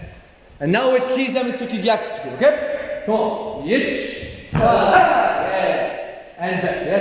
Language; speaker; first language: English; non-native, learner; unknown